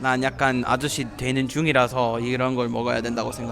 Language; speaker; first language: Korean; non-native, fluent; English